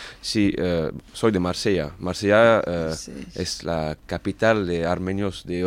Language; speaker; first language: Spanish; non-native, learner; French